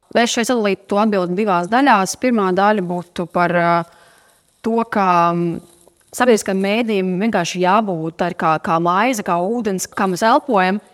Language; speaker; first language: Latvian; non-native, local second language; Russian